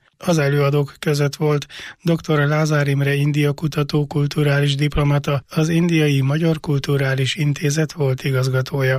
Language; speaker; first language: Hungarian; native; Hungarian